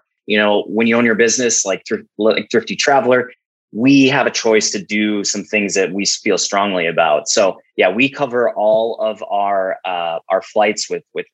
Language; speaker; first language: English; native; English